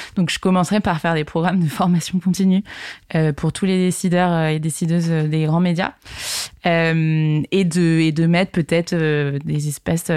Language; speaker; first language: French; native; French